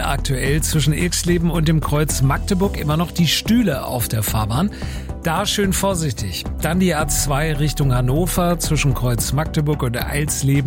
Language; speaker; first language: German; native; German